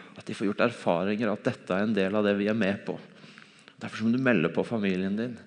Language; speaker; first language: Norwegian; native; Norwegian